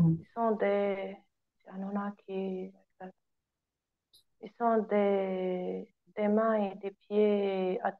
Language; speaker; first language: French; non-native, learner; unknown